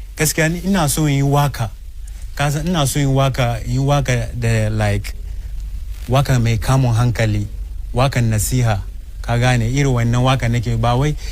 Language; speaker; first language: Hausa; non-native, local second language; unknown